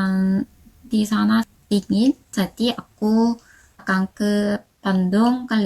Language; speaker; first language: Indonesian; non-native, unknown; Korean